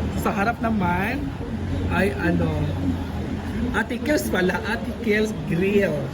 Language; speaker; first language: Filipino; native; Filipino